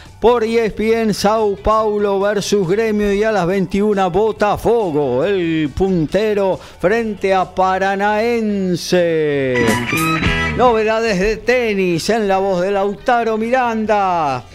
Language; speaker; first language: Spanish; native; Spanish